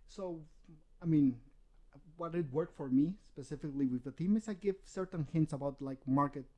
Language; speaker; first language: English; non-native, fluent; Spanish